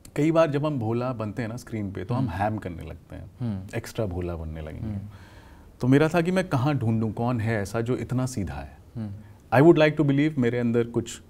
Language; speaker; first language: Hindi; native; Hindi